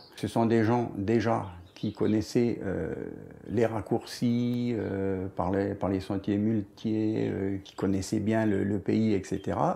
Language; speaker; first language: French; native; French